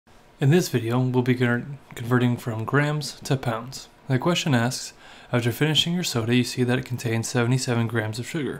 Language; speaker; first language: English; native; English